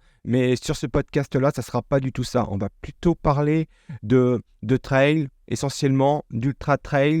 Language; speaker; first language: French; native; French